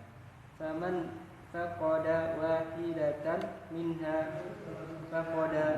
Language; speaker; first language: Arabic; non-native, learner; Indonesian